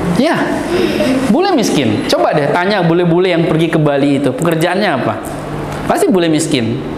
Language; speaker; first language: Indonesian; native; Indonesian